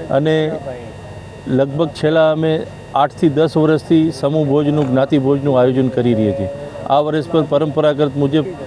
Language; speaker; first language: Gujarati; non-native, local second language; Sindhi